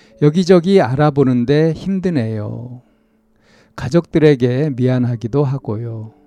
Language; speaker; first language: Korean; native; Korean